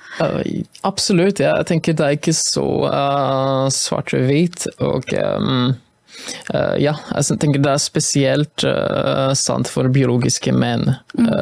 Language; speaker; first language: Norwegian; non-native, fluent; Polish